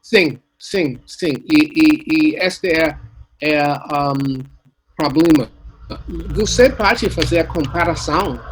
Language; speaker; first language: Portuguese; non-native, learner; English